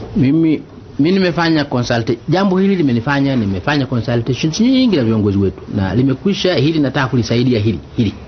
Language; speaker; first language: Swahili; non-native, local second language; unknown